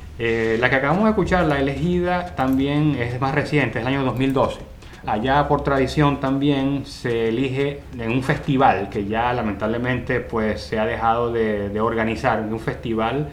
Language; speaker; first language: Spanish; native; Spanish